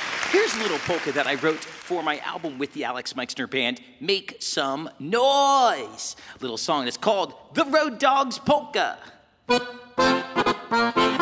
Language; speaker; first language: English; native; English